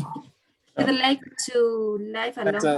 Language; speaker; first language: English; non-native, learner; Spanish